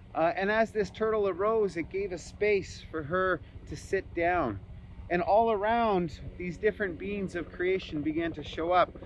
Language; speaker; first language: English; native; English